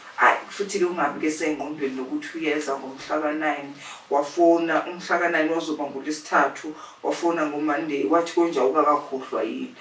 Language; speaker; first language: Zulu; native; Zulu